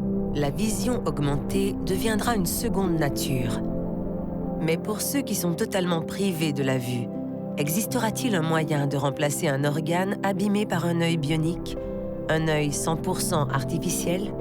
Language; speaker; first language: French; native; French